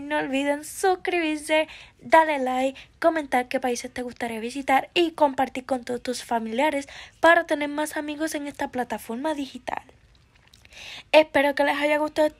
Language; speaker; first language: Spanish; early bilingual, heritage; Spanish